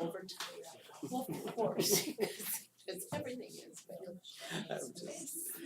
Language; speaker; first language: English; native; English